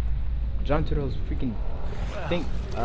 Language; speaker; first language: English; native; English